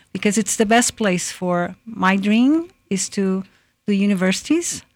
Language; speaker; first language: English; early bilingual, other home language; Portuguese